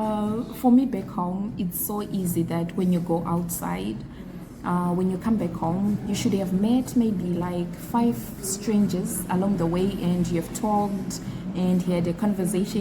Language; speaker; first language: English; non-native, fluent; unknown